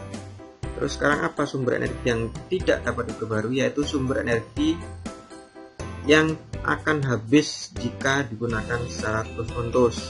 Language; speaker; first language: Indonesian; native; Indonesian